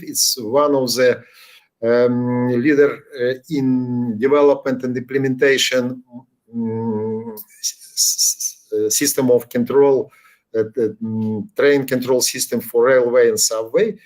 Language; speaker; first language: English; non-native, learner; Ukrainian